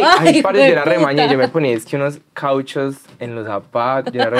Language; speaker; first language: Spanish; native; Spanish